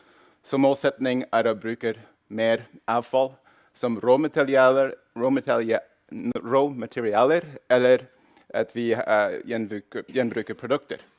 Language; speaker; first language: Norwegian; non-native, fluent; English